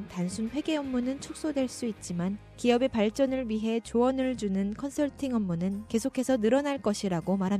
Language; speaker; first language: Korean; native; Korean